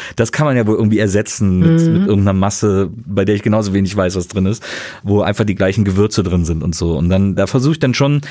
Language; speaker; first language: German; native; German